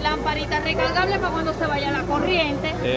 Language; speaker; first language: Spanish; native; Spanish